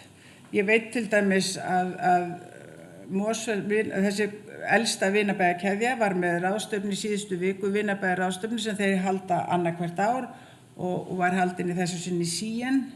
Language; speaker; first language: Icelandic; native; Icelandic